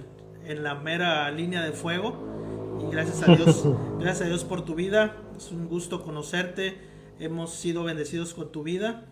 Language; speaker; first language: Spanish; native; Spanish